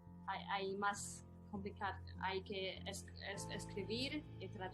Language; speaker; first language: Spanish; non-native, learner; Chinese